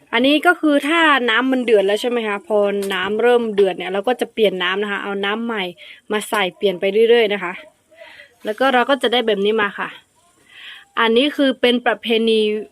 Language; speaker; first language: Thai; non-native, local second language; Karen languages